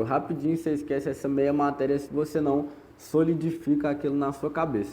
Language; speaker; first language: Portuguese; native; Portuguese